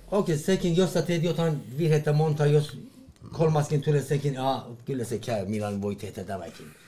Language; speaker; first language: Finnish; non-native, learner; Persian